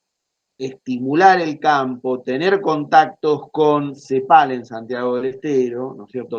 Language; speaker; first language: Spanish; native; Spanish